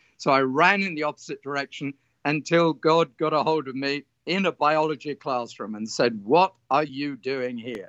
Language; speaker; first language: English; native; English